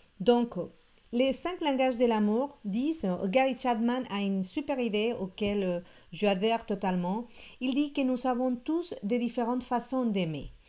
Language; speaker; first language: French; non-native, fluent; Spanish